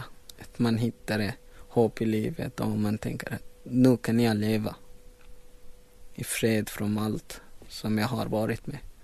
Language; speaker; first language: Swedish; non-native, learner; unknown